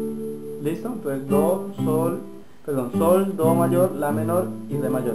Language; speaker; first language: Spanish; native; Spanish